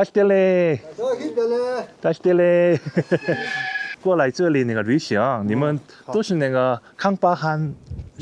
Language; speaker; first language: Chinese; non-native, fluent; Korean